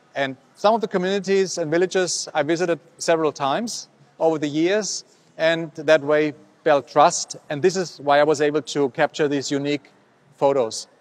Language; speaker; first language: English; non-native, fluent; German